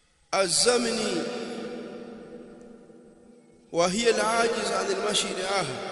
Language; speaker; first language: Arabic; non-native, fluent; Swahili